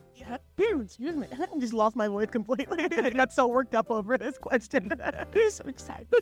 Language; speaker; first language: English; native; English